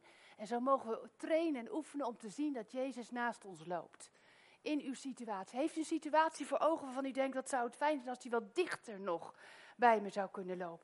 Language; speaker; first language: Dutch; native; Dutch